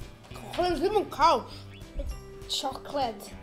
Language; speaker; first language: Welsh; non-native, local second language; English